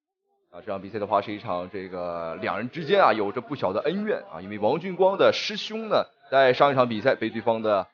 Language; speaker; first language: Chinese; native; Chinese